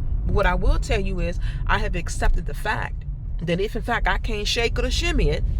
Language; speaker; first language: English; native; English